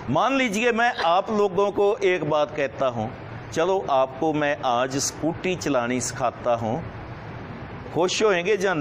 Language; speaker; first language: Hindi; non-native, local second language; Punjabi